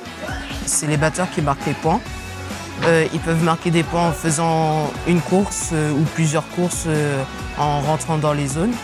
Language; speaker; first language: French; native; French